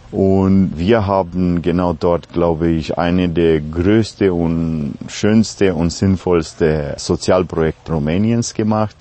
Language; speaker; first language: German; non-native, fluent; Romanian